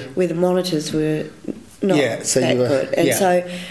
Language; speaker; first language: English; native; English